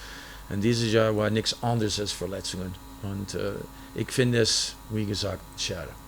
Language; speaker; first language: German; non-native, fluent; English